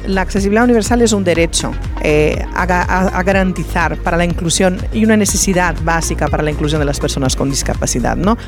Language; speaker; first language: Spanish; non-native, fluent; Portuguese